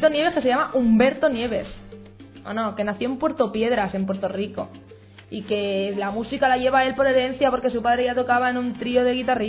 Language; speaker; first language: Spanish; native; Spanish